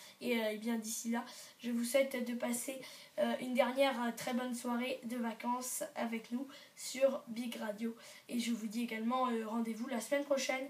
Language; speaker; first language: French; native; French